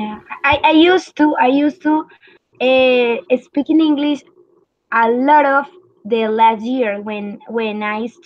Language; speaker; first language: English; non-native, learner; Spanish